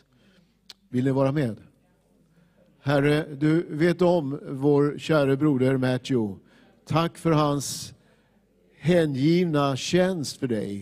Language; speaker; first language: Swedish; native; Swedish